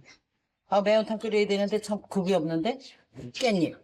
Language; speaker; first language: Korean; native; Korean